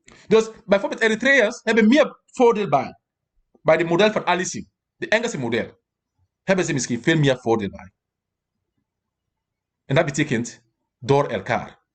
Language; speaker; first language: Dutch; non-native, fluent; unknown